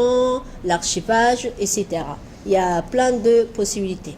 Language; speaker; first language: French; non-native, fluent; Japanese